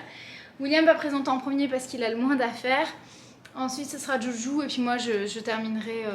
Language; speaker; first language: French; native; French